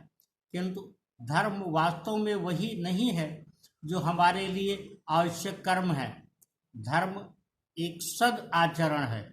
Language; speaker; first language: Hindi; native; Hindi